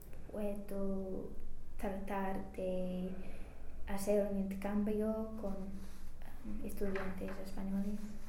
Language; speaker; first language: Spanish; non-native, learner; English